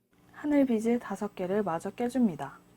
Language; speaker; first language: Korean; native; Korean